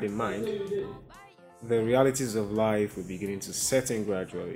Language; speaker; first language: English; non-native, local second language; Igbo